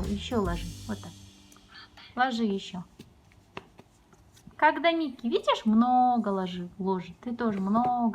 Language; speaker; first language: Russian; non-native, local second language; Kazakh